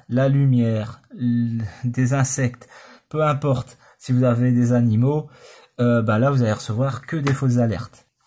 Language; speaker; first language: French; native; French